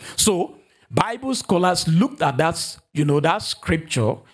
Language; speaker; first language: English; non-native, local second language; Yoruba